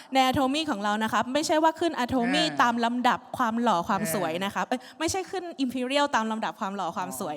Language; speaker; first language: Thai; native; Thai